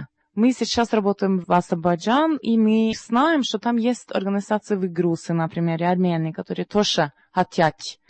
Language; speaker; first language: Russian; non-native, learner; Norwegian